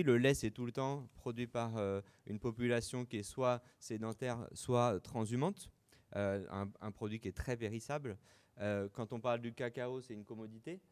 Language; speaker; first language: French; native; French